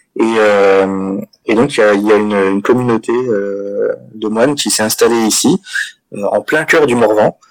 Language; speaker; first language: French; native; French